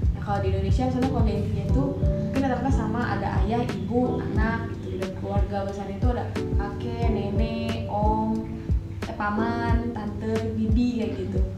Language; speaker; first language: Indonesian; native; Indonesian